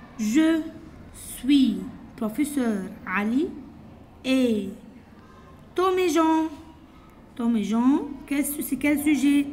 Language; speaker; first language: French; non-native, fluent; Arabic